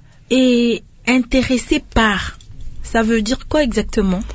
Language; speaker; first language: French; non-native, local second language; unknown